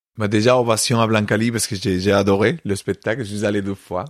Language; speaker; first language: French; non-native, fluent; Spanish